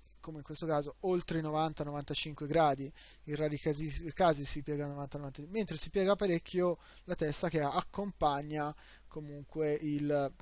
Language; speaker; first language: Italian; native; Italian